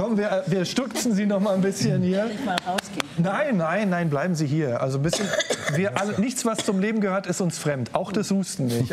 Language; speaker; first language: German; native; German